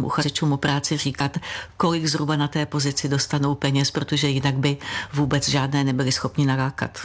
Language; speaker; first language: Czech; native; Czech